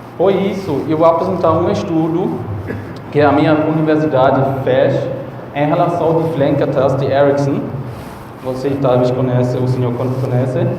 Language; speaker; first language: Portuguese; non-native, fluent; German